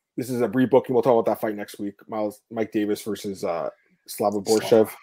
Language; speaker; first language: English; non-native, fluent; Dutch